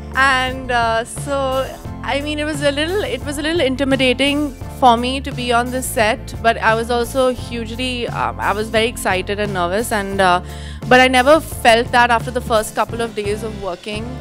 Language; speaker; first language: English; non-native, local second language; Hindi